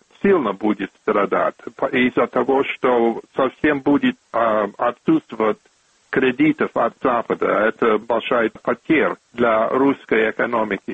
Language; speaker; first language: Russian; non-native, fluent; English